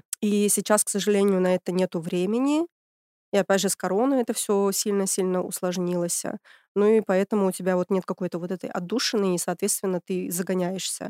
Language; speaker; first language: Russian; native; Russian